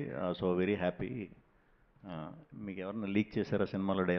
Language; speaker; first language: Telugu; native; Telugu